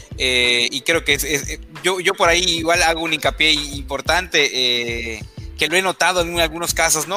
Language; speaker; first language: Spanish; native; Spanish